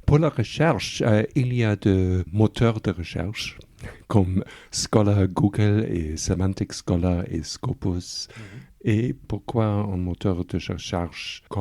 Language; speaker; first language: French; non-native, fluent; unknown